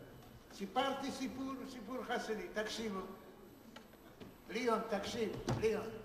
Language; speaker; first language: Hebrew; non-native, fluent; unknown